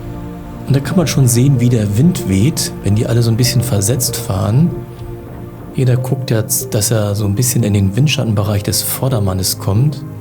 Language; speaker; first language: German; native; German